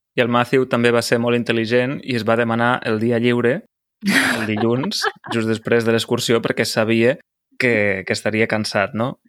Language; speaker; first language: Catalan; native; Catalan